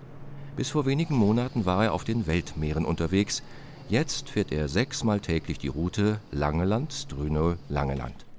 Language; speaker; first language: German; native; German